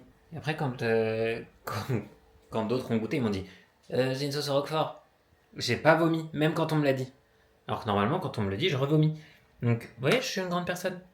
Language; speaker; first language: French; native; French